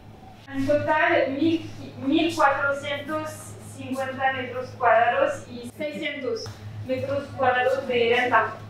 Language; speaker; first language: Spanish; non-native, fluent; French